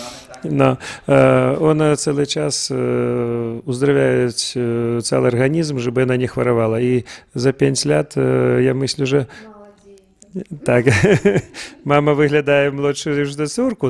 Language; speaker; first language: Polish; non-native, learner; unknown